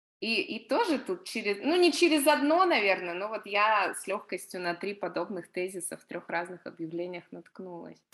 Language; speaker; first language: Russian; native; Russian